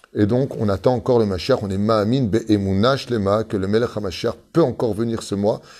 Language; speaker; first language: French; native; French